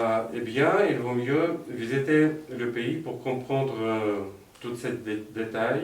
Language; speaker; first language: French; non-native, fluent; Russian